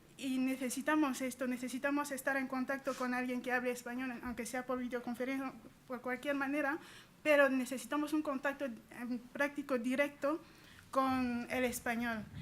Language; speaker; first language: Spanish; non-native, fluent; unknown